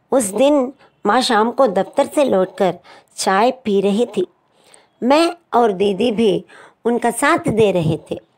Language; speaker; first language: Hindi; non-native, local second language; Telugu